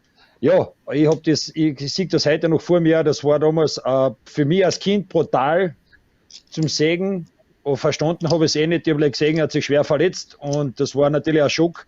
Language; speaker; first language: German; native; German